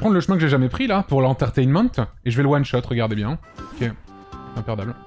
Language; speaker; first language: French; native; French